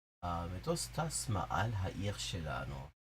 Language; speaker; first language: Hebrew; non-native, learner; English